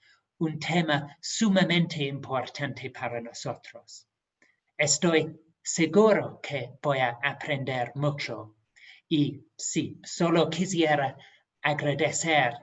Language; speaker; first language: Spanish; non-native, fluent; English